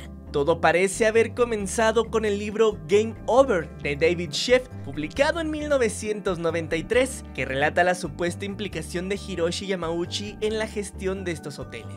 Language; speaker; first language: Spanish; native; Spanish